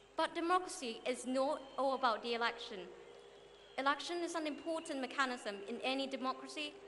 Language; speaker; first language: English; non-native, fluent; Thai